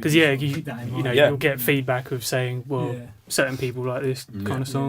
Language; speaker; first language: English; native; English